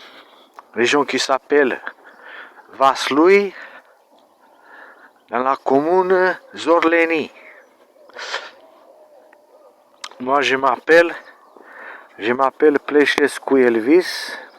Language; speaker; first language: French; non-native, learner; Romanian